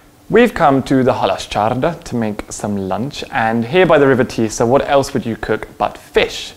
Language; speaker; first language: English; native; English